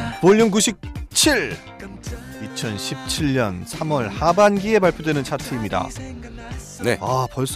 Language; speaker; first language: Korean; native; Korean